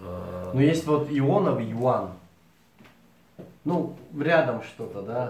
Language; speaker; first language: Russian; native; Russian